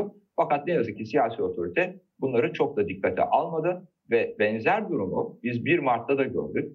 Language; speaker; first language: Turkish; native; Turkish